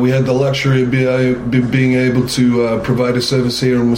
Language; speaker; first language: English; native; English